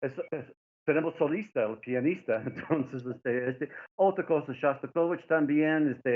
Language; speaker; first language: Spanish; non-native, fluent; English